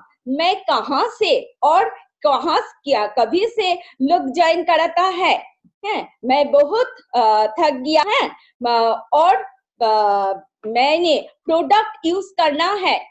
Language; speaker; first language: Hindi; non-native, local second language; Bangla